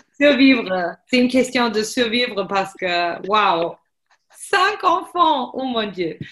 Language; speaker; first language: French; non-native, fluent; German